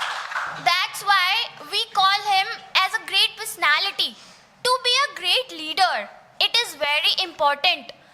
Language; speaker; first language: English; non-native, learner; Hindi